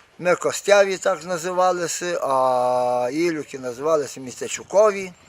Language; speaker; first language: Ukrainian; native; Ukrainian